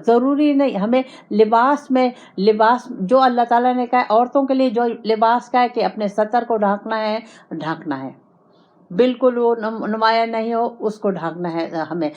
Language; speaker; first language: Urdu; non-native, local second language; Pashto